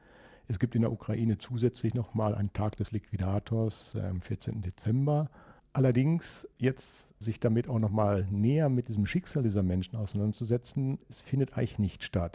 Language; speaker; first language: German; native; German